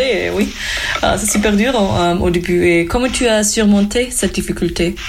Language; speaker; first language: French; non-native, learner; German